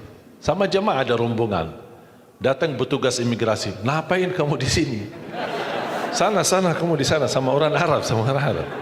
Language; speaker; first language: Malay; non-native, fluent; Arabic